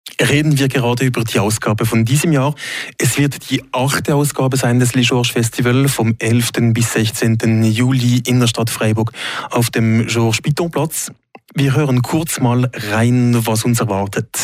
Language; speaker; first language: German; native; German